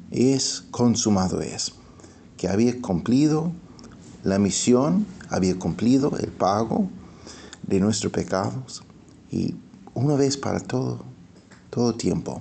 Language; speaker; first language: Spanish; non-native, fluent; English